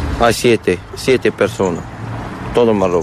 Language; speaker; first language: Spanish; non-native, learner; Arabic